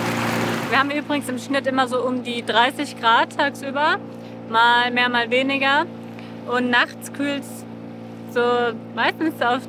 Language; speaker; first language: German; native; German